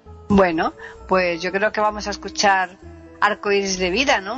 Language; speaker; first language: Spanish; native; Spanish